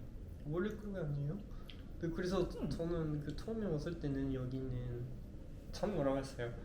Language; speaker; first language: Korean; non-native, learner; French